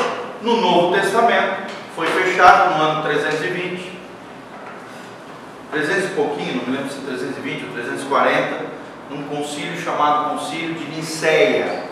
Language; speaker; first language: Portuguese; native; Portuguese